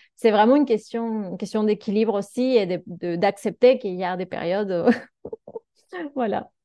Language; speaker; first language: French; non-native, fluent; Spanish